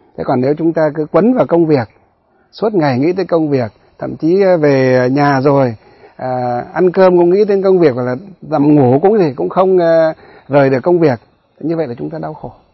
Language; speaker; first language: Vietnamese; non-native, local second language; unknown